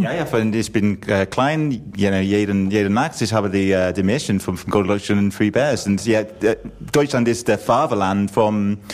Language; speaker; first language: German; non-native, learner; English